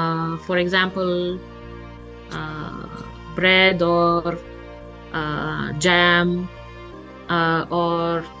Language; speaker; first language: Hindi; non-native, learner; French